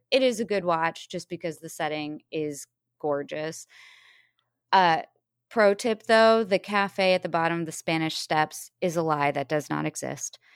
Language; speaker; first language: English; native; English